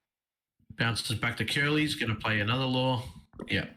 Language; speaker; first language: English; native; English